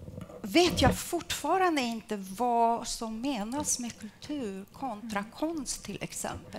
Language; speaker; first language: Swedish; non-native, fluent; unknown